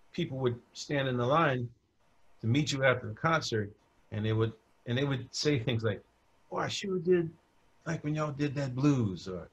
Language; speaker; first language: English; native; English